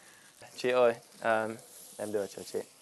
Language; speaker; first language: Vietnamese; non-native, learner; English